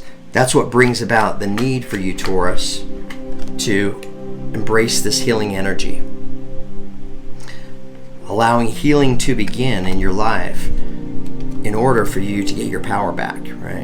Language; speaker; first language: English; native; English